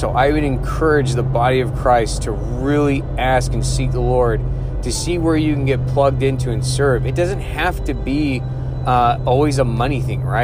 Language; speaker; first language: English; native; English